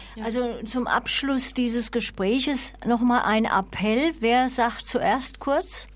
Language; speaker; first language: German; native; German